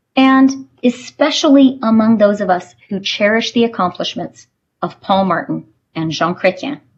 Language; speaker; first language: English; native; English